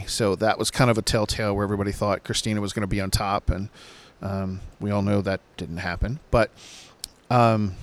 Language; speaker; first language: English; native; English